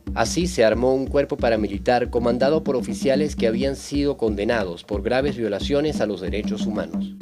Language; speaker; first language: Spanish; native; Spanish